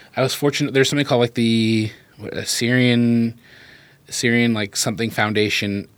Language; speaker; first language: English; native; English